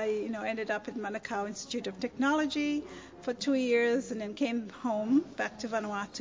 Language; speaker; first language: English; non-native, fluent; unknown